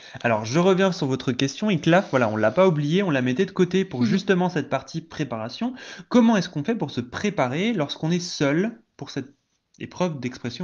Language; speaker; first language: French; native; French